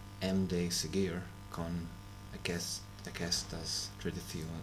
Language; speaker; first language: Catalan; non-native, learner; English